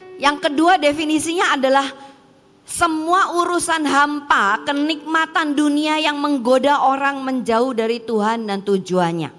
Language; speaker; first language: Indonesian; early bilingual, heritage; Indonesian